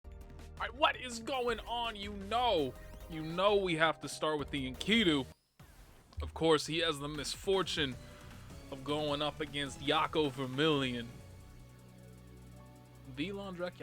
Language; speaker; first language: English; native; English